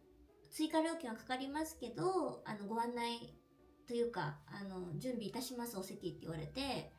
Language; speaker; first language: Japanese; native; Japanese